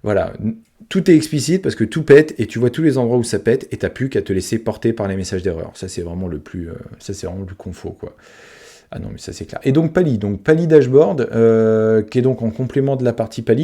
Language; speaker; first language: French; native; French